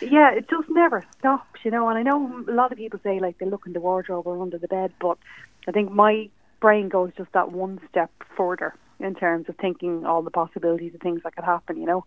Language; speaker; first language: English; native; English